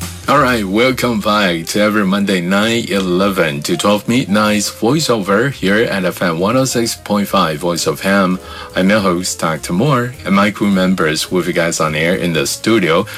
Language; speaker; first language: English; non-native, fluent; Chinese